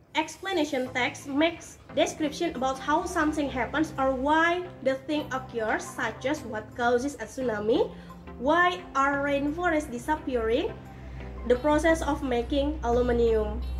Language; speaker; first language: English; non-native, fluent; Indonesian